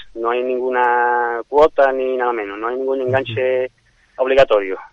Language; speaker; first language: Spanish; native; Spanish